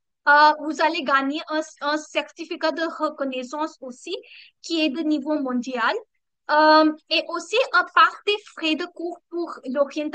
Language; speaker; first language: French; non-native, learner; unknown